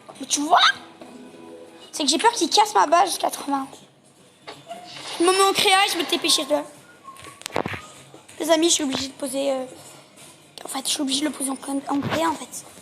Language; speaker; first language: French; native; French